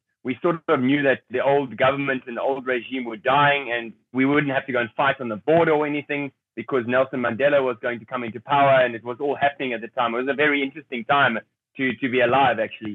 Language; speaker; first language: English; native; English